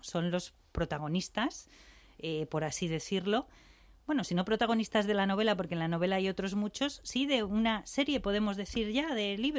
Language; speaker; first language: Spanish; native; Spanish